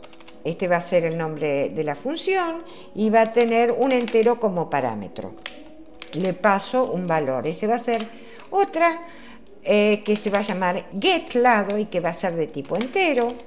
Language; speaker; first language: Spanish; native; Spanish